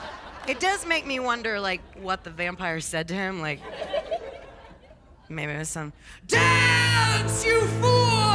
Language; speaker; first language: English; native; English